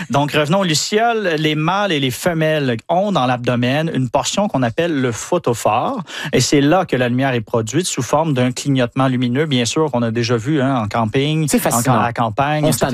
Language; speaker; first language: French; native; French